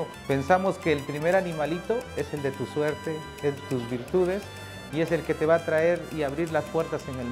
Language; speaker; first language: Spanish; native; Spanish